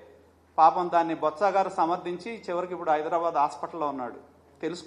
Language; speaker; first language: Telugu; native; Telugu